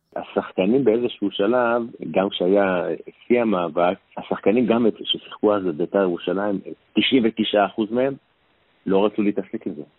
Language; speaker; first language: Hebrew; native; Hebrew